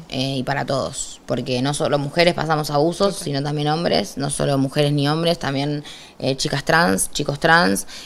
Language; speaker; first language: Spanish; native; Spanish